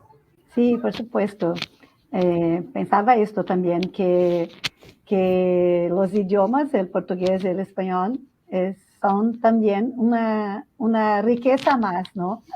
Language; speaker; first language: Spanish; non-native, fluent; Portuguese